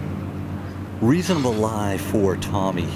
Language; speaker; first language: English; native; English